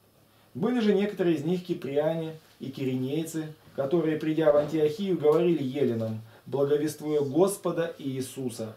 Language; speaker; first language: Russian; native; Russian